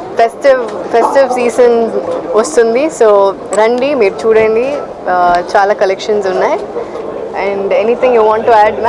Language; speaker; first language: Telugu; non-native, fluent; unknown